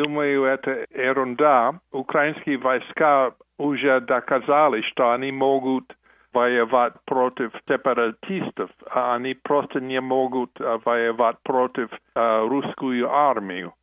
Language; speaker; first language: Russian; non-native, fluent; English